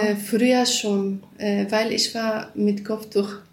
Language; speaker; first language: German; non-native, learner; Kurdish